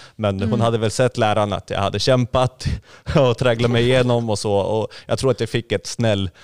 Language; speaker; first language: Swedish; native; Swedish